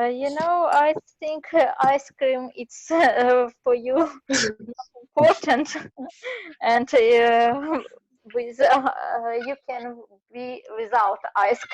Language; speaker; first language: English; non-native, learner; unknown